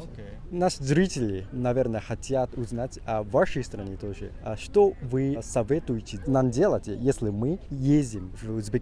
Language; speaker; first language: Russian; non-native, fluent; Japanese